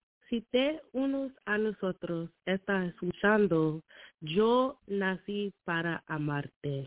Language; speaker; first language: Spanish; non-native, learner; English